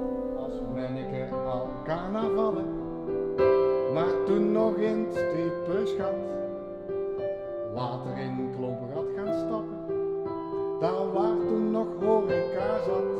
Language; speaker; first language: Dutch; native; Dutch